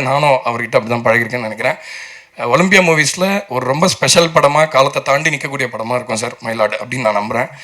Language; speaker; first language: Tamil; native; Tamil